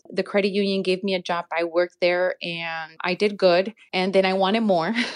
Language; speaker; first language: English; native; English